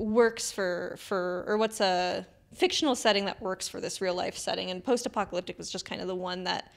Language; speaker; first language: English; native; English